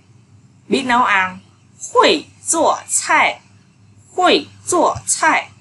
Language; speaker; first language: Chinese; non-native, fluent; Vietnamese